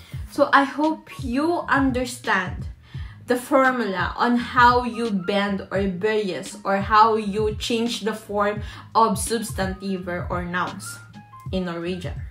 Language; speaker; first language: English; non-native, local second language; Filipino